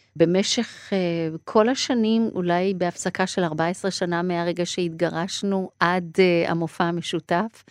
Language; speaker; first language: Hebrew; early bilingual, other home language; Persian